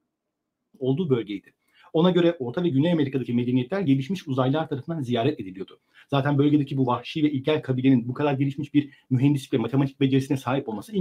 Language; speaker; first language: Turkish; native; Turkish